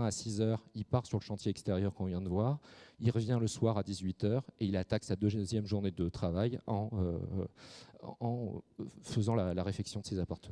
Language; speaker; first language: French; native; French